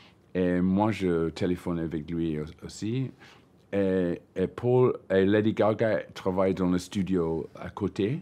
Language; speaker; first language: French; non-native, learner; English